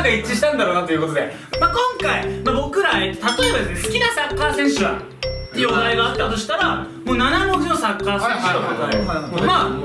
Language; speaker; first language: Japanese; native; Japanese